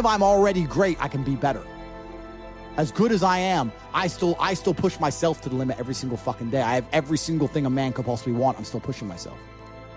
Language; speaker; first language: English; native; English